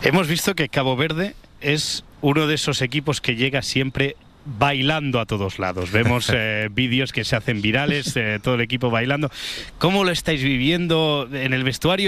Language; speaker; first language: Spanish; native; Spanish